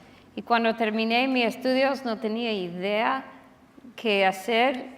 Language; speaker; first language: Spanish; non-native, fluent; English